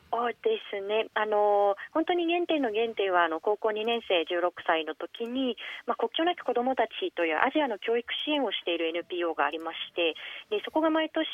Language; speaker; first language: Japanese; native; Japanese